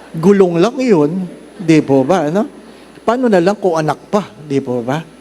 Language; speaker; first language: Filipino; non-native, local second language; Cebuano